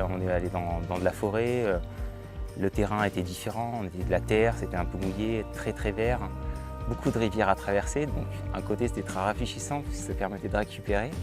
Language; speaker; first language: French; native; French